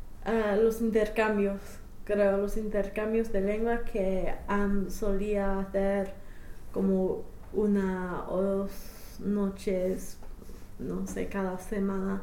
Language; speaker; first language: Spanish; non-native, fluent; English